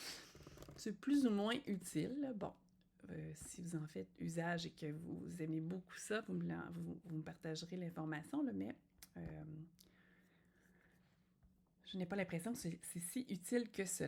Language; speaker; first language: French; native; French